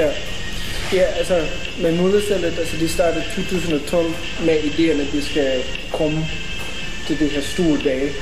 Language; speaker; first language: Danish; non-native, fluent; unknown